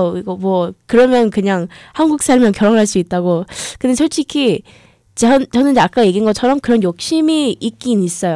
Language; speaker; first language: Korean; early bilingual, heritage; English